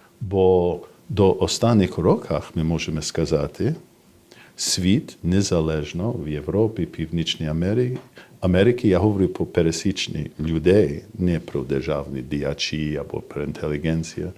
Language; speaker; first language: Ukrainian; non-native, fluent; English